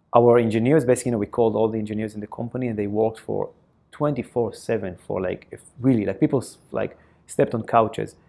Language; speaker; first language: English; non-native, fluent; Hebrew